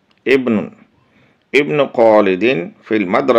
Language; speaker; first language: Arabic; non-native, fluent; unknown